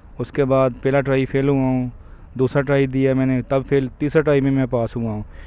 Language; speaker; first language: Urdu; non-native, local second language; Punjabi